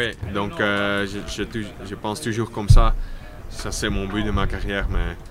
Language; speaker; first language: French; non-native, local second language; Dutch